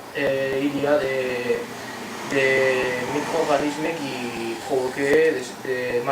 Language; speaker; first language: French; non-native, learner; Spanish